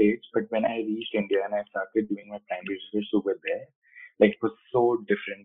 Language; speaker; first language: English; non-native, local second language; Hindi